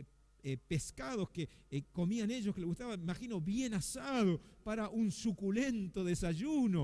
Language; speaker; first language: Spanish; native; Spanish